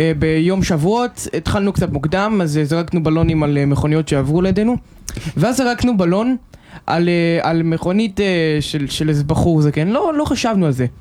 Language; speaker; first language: Hebrew; native; Hebrew